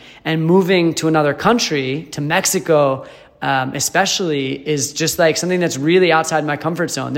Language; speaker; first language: English; native; English